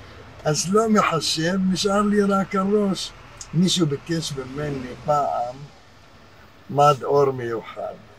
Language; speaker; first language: Hebrew; early bilingual, other home language; Arabic